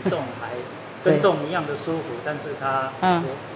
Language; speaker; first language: Chinese; native; Chinese